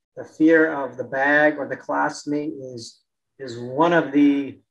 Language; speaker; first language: English; native; English